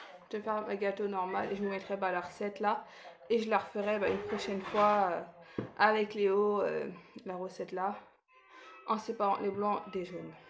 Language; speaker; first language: French; native; French